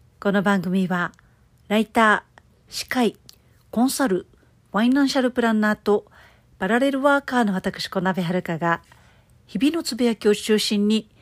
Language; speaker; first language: Japanese; native; Japanese